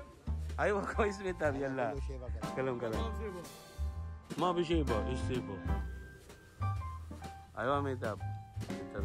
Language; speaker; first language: Arabic; non-native, learner; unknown